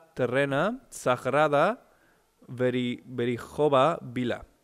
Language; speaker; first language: English; non-native, fluent; Spanish